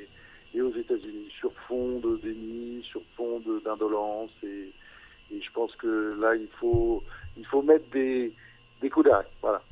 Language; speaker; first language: French; native; French